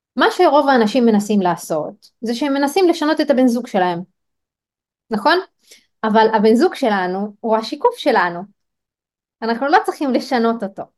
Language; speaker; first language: Hebrew; non-native, local second language; Arabic